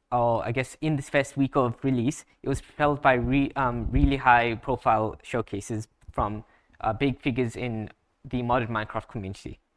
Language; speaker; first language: English; native; English